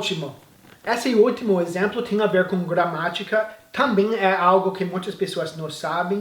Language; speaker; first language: Portuguese; non-native, fluent; English